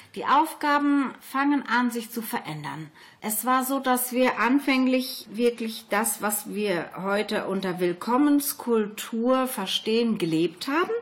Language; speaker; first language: German; native; German